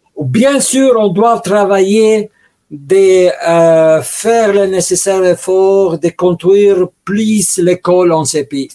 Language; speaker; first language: French; non-native, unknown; Russian